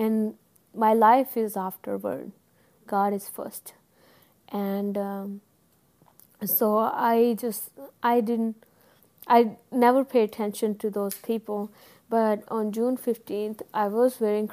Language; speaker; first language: English; non-native, local second language; Punjabi